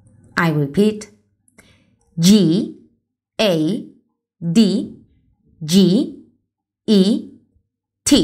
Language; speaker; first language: English; non-native, fluent; Spanish